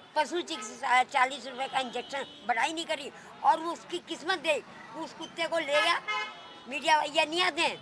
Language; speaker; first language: Hindi; native; Hindi